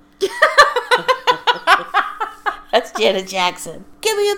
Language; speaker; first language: English; native; English